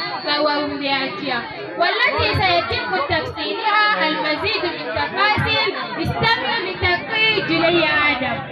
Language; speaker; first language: Arabic; non-native, learner; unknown